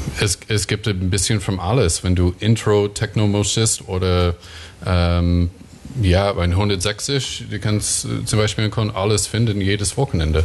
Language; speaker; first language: German; non-native, fluent; English